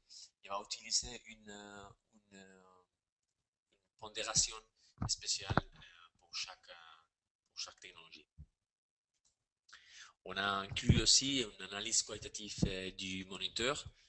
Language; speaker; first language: French; non-native, fluent; Spanish